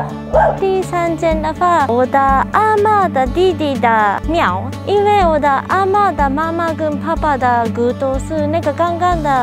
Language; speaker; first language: Chinese; non-native, fluent; Japanese